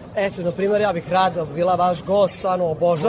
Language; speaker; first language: Serbian; native; Serbian